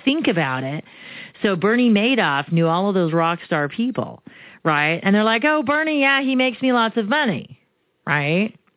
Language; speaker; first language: English; early bilingual, other home language; Romanian